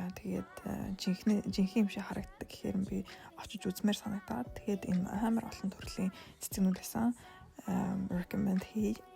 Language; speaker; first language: Mongolian; early bilingual, heritage; Mongolian